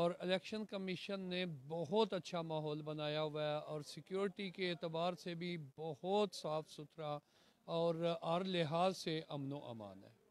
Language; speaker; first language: Hindi; non-native, local second language; Punjabi